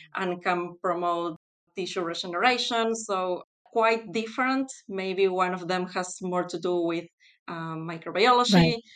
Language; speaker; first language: English; non-native, fluent; Spanish